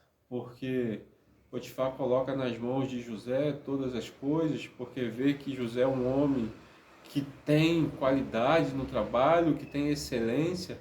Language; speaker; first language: Portuguese; native; Portuguese